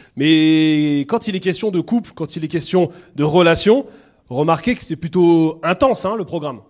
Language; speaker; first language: French; native; French